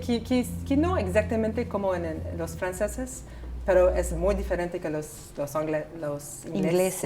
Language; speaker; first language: Spanish; non-native, learner; English